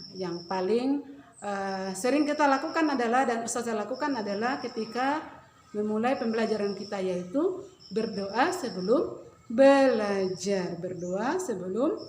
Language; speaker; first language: Indonesian; native; Indonesian